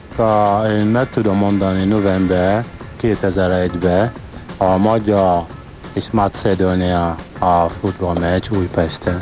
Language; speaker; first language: Hungarian; non-native, learner; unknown